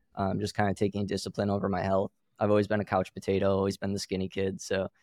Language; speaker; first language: English; native; English